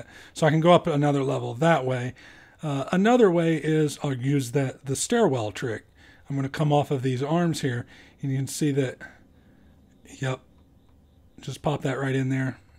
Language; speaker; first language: English; native; English